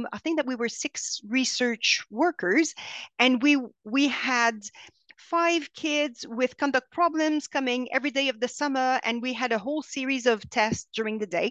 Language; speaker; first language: English; non-native, fluent; French